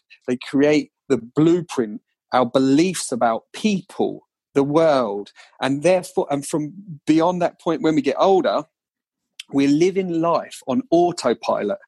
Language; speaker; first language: English; native; English